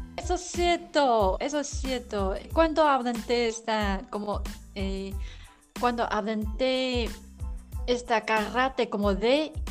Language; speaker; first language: Spanish; non-native, learner; Chinese